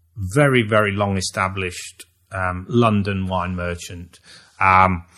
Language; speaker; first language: English; native; English